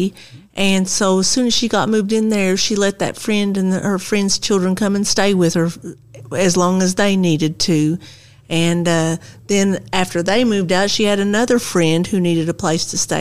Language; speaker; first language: English; native; English